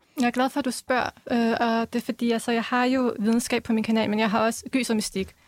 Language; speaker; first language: Danish; early bilingual, other home language; Arabic